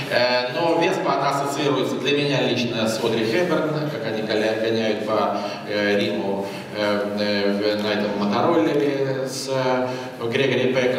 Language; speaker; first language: Russian; native; Russian